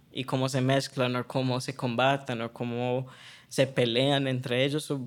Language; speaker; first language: Spanish; early bilingual, heritage; Spanish